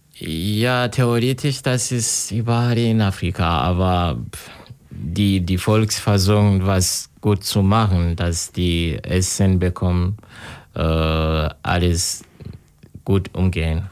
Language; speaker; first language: German; non-native, learner; Kinyarwanda